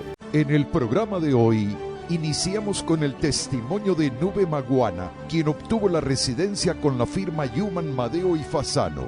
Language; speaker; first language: Spanish; native; Spanish